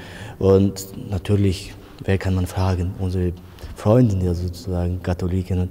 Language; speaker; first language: German; non-native, fluent; Romanian